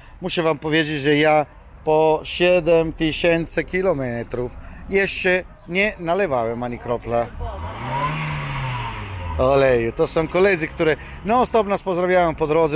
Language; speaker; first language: Polish; non-native, learner; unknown